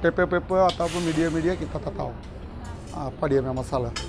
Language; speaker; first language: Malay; non-native, local second language; Tamil